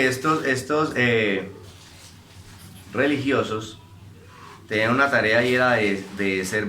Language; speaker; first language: Spanish; native; Spanish